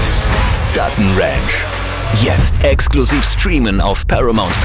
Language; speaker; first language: German; native; German